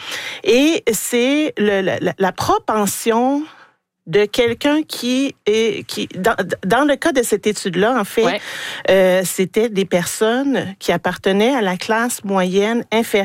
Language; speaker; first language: French; native; French